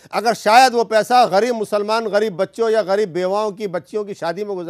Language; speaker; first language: Hindi; native; Hindi